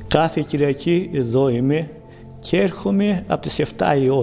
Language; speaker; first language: Greek; non-native, fluent; Bulgarian